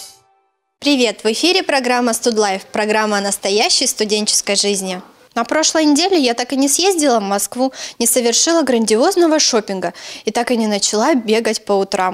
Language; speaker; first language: Russian; native; Russian